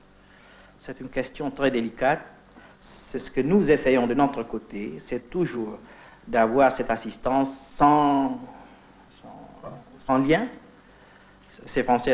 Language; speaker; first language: French; non-native, fluent; Indonesian